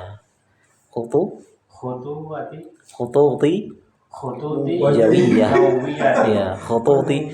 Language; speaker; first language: Arabic; non-native, fluent; Indonesian